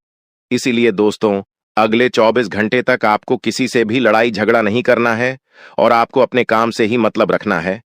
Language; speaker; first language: Hindi; non-native, local second language; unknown